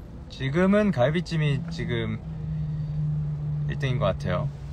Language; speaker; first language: Korean; early bilingual, heritage; Korean